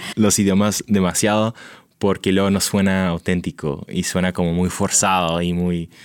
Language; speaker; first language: Spanish; early bilingual, heritage; Spanish